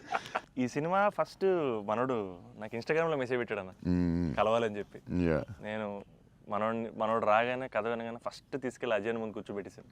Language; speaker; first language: Telugu; native; Telugu